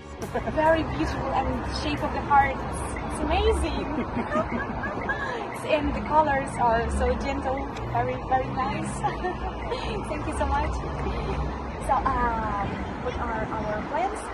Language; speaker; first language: English; non-native, fluent; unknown